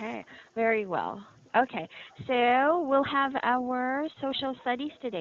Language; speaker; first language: English; non-native, fluent; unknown